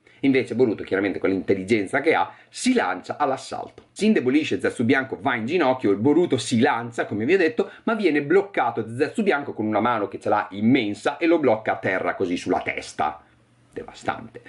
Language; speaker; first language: Italian; native; Italian